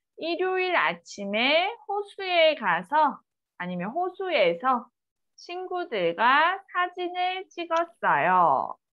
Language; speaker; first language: Korean; native; Korean